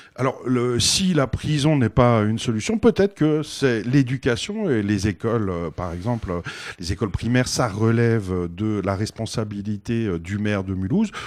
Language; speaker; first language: French; native; French